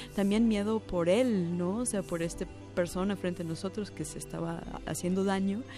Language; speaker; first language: Spanish; non-native, fluent; English